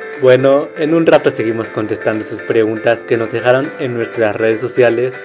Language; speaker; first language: Spanish; native; Spanish